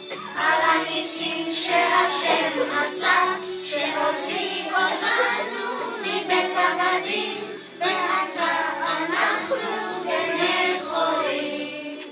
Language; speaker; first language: Hebrew; non-native, learner; English